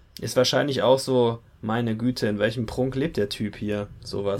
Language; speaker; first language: German; native; German